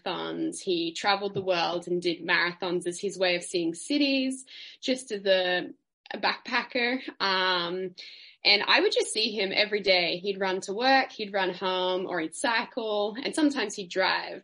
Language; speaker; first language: English; native; English